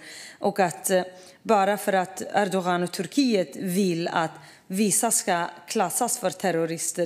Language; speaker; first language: Swedish; non-native, fluent; Kurdish